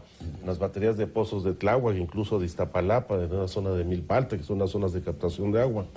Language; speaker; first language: Spanish; native; Spanish